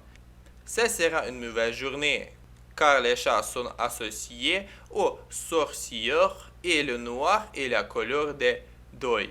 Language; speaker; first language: French; non-native, learner; Ukrainian